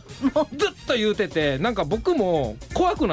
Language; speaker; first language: Japanese; native; Japanese